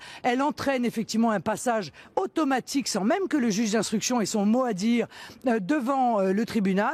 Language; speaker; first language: French; native; French